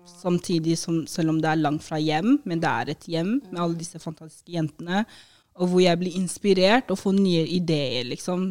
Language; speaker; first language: Norwegian; early bilingual, other home language; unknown